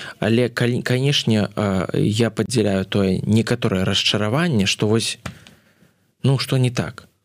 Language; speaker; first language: Belarusian; non-native, local second language; Russian